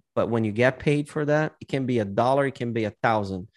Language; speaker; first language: English; non-native, fluent; Portuguese